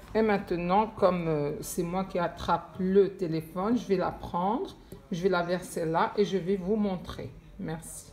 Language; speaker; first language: French; non-native, local second language; Arabic